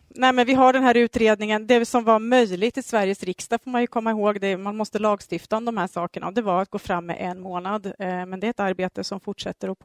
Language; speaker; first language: Swedish; native; Swedish